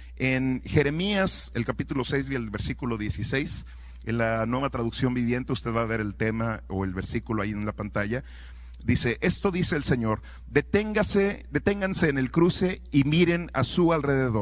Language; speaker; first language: Spanish; native; Spanish